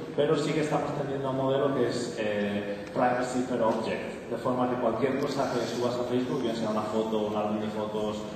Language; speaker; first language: Spanish; native; Spanish